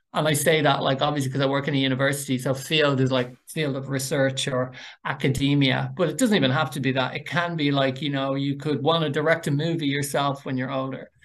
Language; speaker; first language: English; native; English